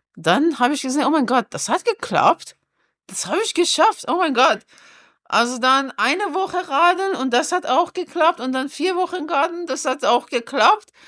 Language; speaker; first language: German; non-native, fluent; Persian